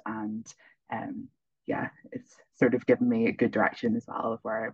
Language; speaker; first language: English; native; English